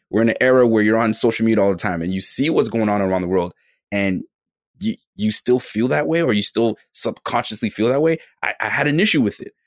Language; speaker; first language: English; native; English